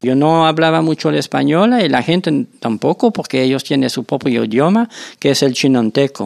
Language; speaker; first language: Spanish; non-native, fluent; French